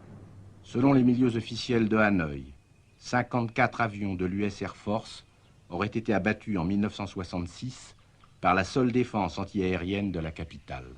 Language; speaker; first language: French; native; French